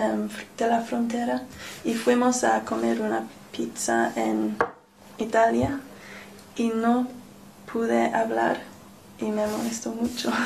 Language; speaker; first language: Spanish; non-native, learner; English